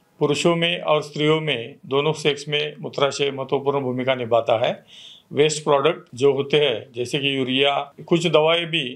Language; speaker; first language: Hindi; non-native, local second language; Marathi